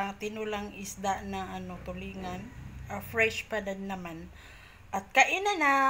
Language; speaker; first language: Filipino; non-native, local second language; Cebuano